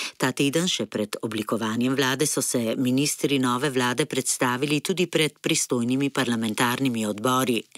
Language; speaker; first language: Slovenian; native; Slovenian